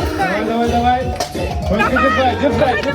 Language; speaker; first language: Russian; native; Russian